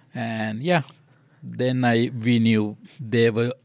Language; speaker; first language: English; non-native, local second language; Sinhala